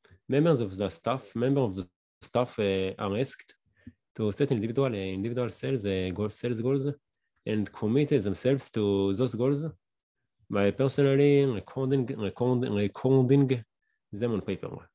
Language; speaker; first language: English; non-native, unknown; Hebrew